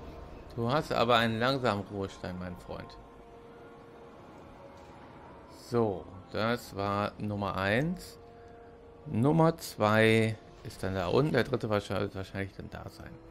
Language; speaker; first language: German; native; German